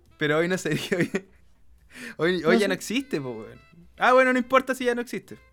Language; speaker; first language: Spanish; native; Spanish